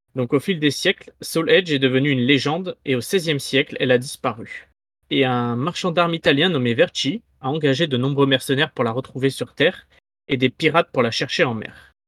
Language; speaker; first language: French; native; French